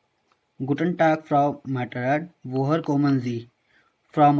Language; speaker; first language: German; non-native, learner; Hindi